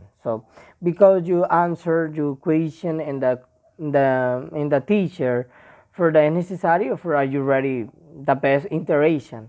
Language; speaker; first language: English; non-native, learner; Spanish